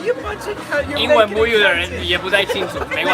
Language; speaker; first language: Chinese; non-native, fluent; Spanish